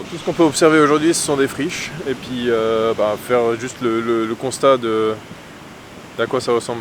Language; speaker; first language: French; native; French